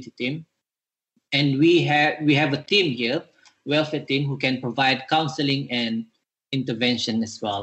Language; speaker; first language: English; non-native, local second language; Malay